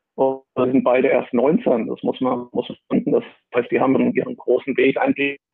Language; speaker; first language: German; native; German